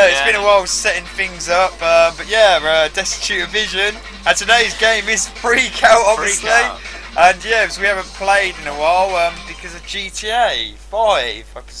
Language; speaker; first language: English; native; English